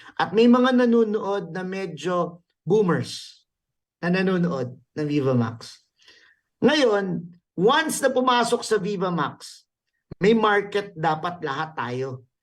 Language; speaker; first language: Filipino; native; Filipino